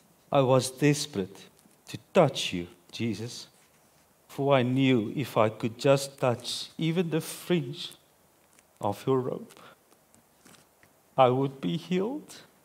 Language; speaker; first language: English; non-native, local second language; Afrikaans